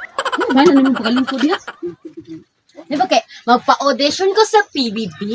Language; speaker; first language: Filipino; non-native, local second language; Cebuano